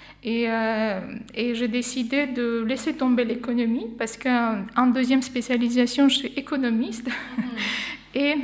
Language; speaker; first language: French; non-native, fluent; Armenian